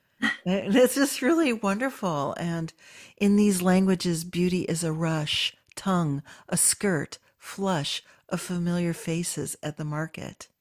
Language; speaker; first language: English; native; English